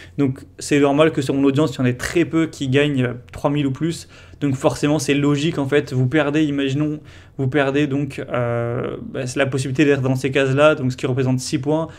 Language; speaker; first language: French; native; French